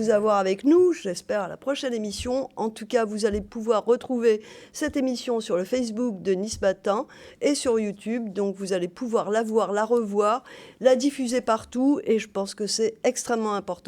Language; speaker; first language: French; native; French